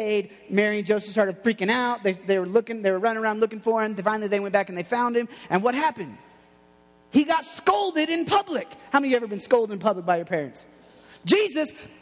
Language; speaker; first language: English; native; English